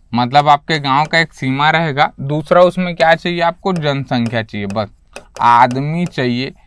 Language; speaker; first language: Hindi; native; Hindi